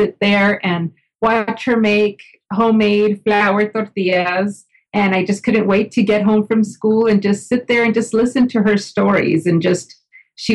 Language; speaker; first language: English; native; English